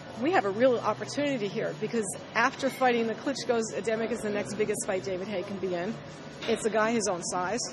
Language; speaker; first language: English; native; English